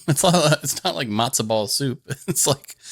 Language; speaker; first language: English; native; English